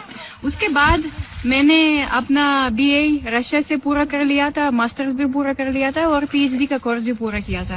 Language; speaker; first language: Hindi; non-native, fluent; Russian